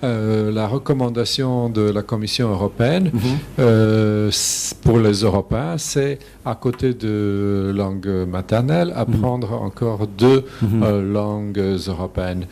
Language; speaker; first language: French; non-native, fluent; Serbian